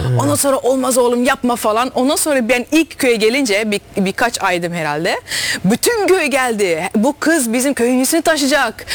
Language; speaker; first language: Turkish; early bilingual, heritage; Dutch